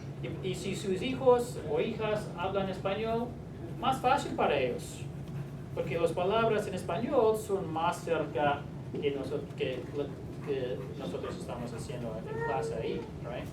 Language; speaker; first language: Spanish; non-native, learner; English